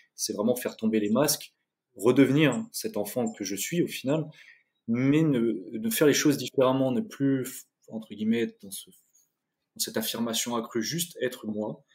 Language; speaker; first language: French; native; French